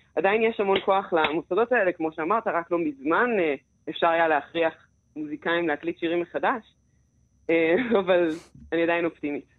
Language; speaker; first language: Hebrew; native; Hebrew